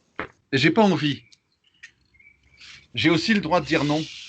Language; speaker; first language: French; native; French